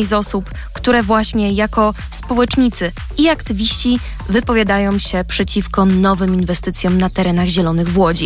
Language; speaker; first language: Polish; native; Polish